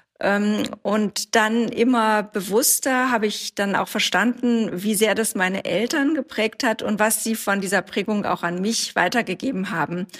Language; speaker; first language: German; native; German